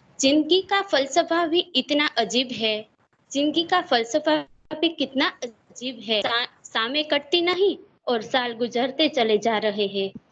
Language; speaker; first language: Hindi; non-native, local second language; Gujarati